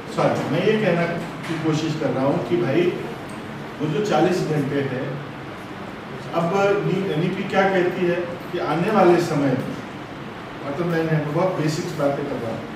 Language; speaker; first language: Hindi; native; Hindi